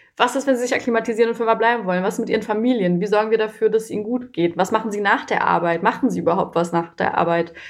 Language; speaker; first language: German; early bilingual, other home language; Persian